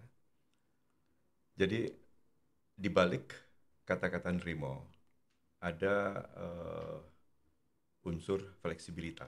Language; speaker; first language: Indonesian; non-native, local second language; Javanese